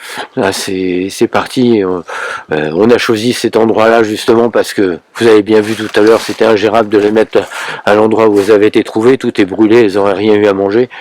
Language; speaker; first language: French; native; French